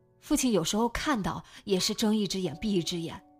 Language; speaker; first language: Chinese; native; Chinese